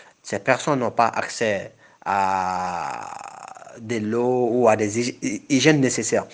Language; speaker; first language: French; non-native, local second language; Bambara